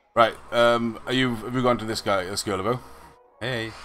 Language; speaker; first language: English; native; English